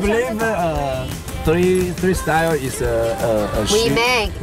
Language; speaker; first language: English; non-native, learner; Chinese